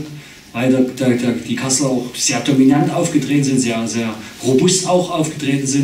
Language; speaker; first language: German; native; German